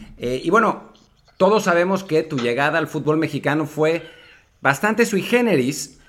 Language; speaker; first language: Spanish; native; Spanish